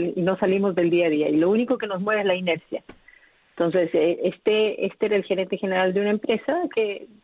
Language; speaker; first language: Spanish; native; Spanish